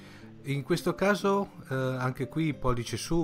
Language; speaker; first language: Italian; native; Italian